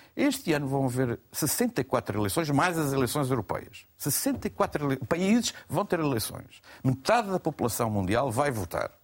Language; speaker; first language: Portuguese; native; Portuguese